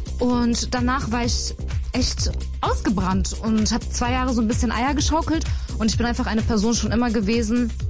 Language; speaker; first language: German; native; German